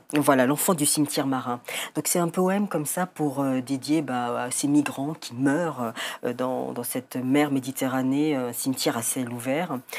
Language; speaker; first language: French; native; French